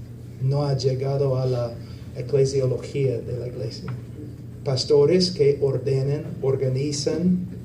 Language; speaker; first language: Spanish; non-native, fluent; English